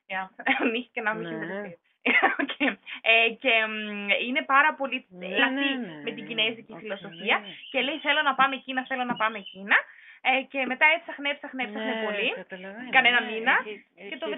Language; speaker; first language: Greek; non-native, fluent; German